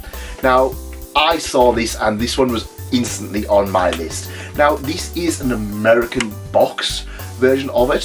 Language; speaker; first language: English; native; English